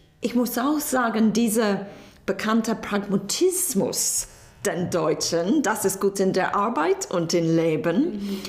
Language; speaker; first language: German; non-native, learner; English